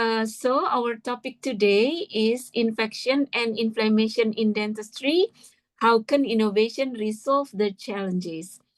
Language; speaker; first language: English; non-native, fluent; Indonesian